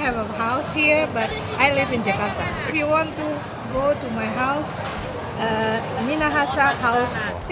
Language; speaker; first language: English; non-native, learner; Indonesian